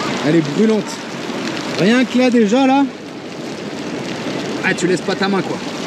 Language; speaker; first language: French; native; French